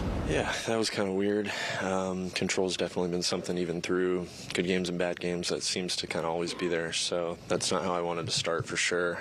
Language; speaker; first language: English; native; English